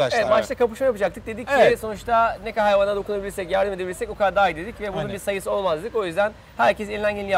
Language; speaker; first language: Turkish; native; Turkish